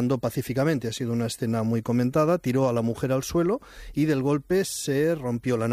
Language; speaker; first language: Spanish; native; Spanish